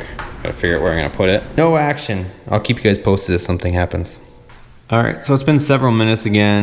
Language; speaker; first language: English; native; English